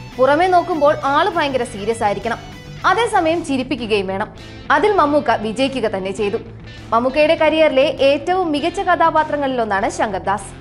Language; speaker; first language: Malayalam; native; Malayalam